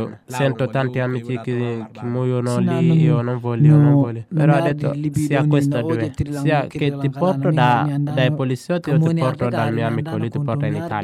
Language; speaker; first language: Italian; non-native, fluent; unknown